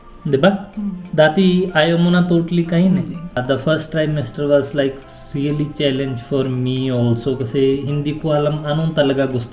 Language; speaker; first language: Filipino; non-native, learner; Punjabi